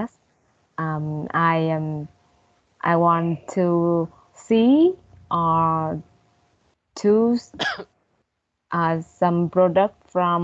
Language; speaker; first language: English; non-native, learner; Vietnamese